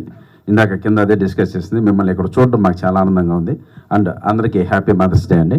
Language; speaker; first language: Telugu; native; Telugu